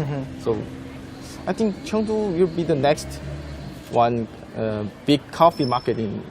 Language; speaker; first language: English; non-native, fluent; Korean